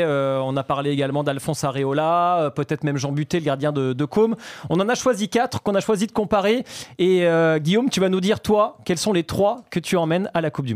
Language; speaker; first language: French; native; French